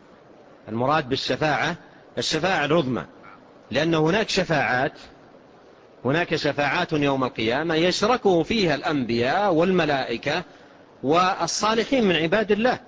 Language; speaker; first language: Arabic; native; Arabic